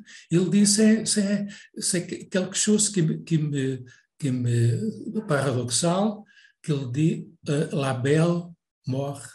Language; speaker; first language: French; non-native, fluent; Portuguese